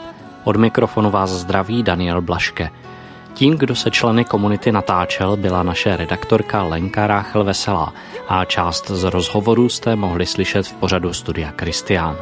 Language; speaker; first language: Czech; native; Czech